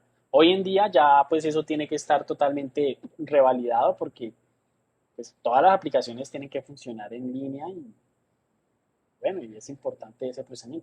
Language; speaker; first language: Spanish; native; Spanish